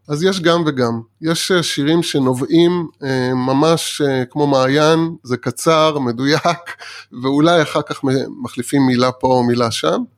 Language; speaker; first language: Hebrew; early bilingual, other home language; Persian